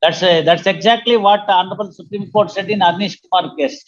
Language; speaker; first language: English; non-native, local second language; Kannada